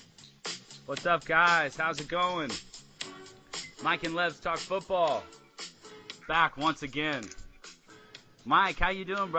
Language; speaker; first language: English; native; English